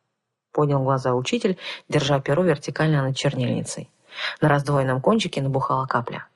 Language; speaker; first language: Russian; native; Russian